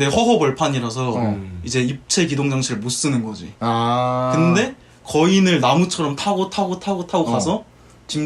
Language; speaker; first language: Korean; native; Korean